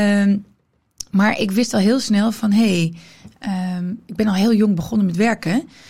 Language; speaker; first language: Dutch; early bilingual, other home language; Riffian